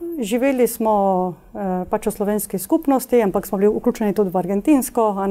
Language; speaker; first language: Slovenian; early bilingual, heritage; Slovenian